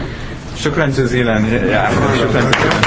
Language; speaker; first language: Arabic; non-native, learner; English